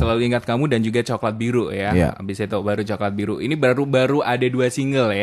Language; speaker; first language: Indonesian; native; Indonesian